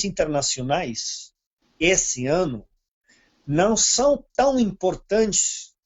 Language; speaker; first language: Portuguese; non-native, fluent; Serbian